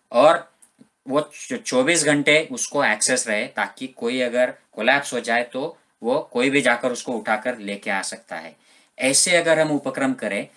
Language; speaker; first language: Hindi; non-native, local second language; Marathi